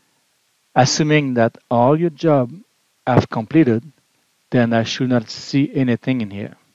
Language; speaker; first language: English; non-native, fluent; French